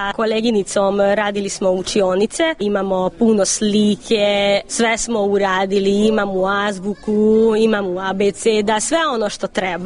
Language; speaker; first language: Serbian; non-native, local second language; Hungarian